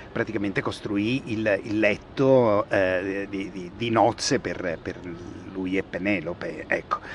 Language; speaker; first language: Italian; native; Italian